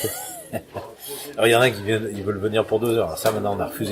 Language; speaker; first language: French; native; French